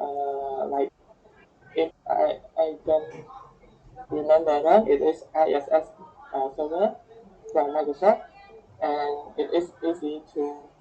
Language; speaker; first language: English; non-native, learner; Khmer